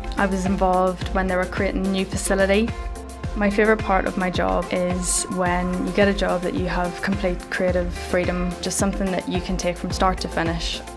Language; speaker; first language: English; native; English